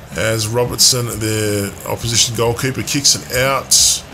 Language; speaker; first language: English; native; English